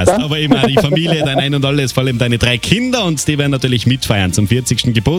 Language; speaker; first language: German; native; German